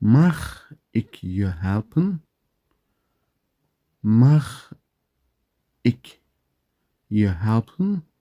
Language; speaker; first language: Dutch; non-native, learner; Turkish